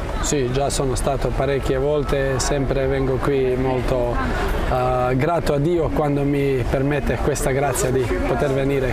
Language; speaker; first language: Italian; non-native, fluent; Croatian